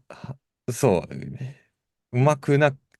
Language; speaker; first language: Japanese; non-native, fluent; Russian